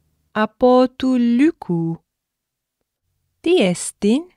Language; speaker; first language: Greek; non-native, fluent; English